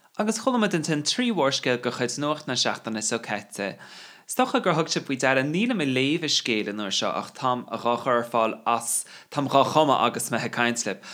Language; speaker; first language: Irish; non-native, local second language; English